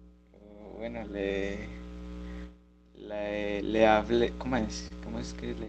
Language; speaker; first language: Spanish; native; Spanish